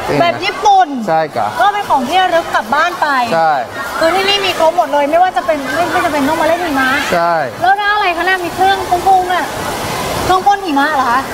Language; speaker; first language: Thai; native; Thai